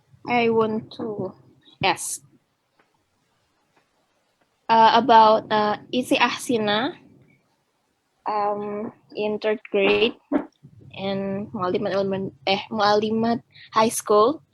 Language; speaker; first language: English; non-native, learner; Indonesian